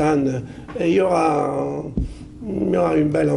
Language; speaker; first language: French; non-native, local second language; Arabic